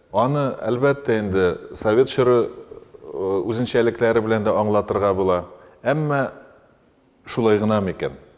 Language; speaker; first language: Tatar; native; Tatar